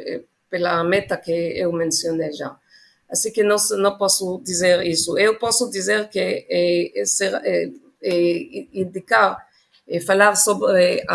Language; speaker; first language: Portuguese; non-native, fluent; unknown